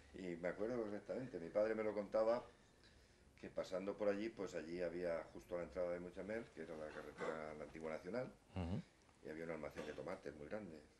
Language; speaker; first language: Spanish; native; Spanish